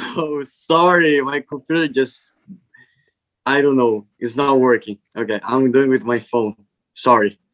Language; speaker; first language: English; non-native, learner; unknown